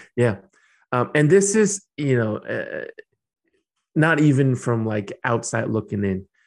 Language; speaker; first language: English; early bilingual, other home language; Burmese